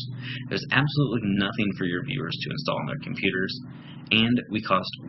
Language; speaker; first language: English; native; English